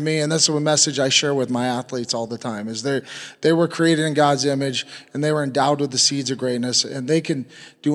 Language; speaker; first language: English; native; English